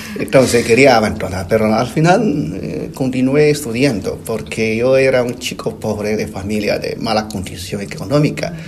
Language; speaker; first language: Spanish; non-native, fluent; Chinese